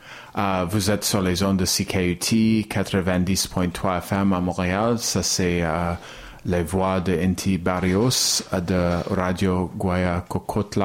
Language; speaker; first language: French; non-native, learner; English